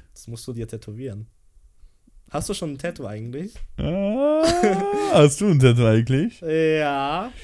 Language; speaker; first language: German; early bilingual, other home language; Polish